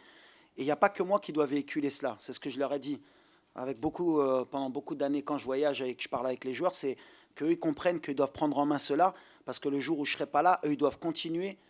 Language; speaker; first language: French; native; French